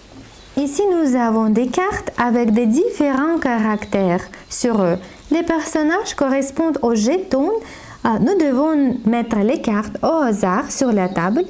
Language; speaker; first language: French; non-native, learner; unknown